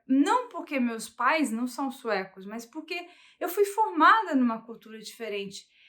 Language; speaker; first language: Portuguese; early bilingual, heritage; Portuguese